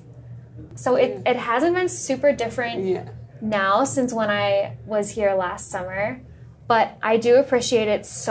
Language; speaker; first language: English; native; English